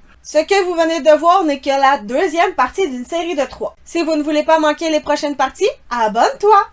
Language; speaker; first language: French; native; French